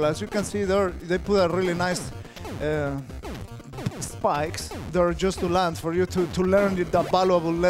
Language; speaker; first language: English; non-native, fluent; Spanish